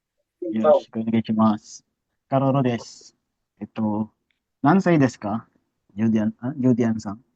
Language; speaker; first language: Japanese; non-native, learner; Filipino